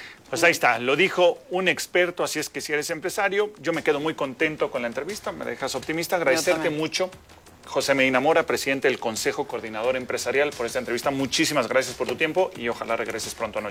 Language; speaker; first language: Spanish; native; Spanish